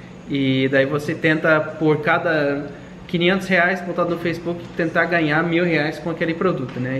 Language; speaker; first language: Portuguese; non-native, fluent; English